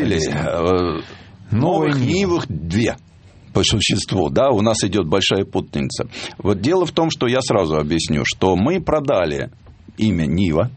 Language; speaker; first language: Russian; native; Russian